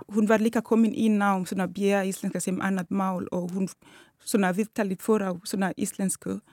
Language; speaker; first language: Icelandic; non-native, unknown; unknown